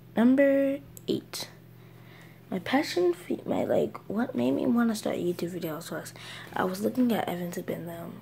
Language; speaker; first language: English; native; English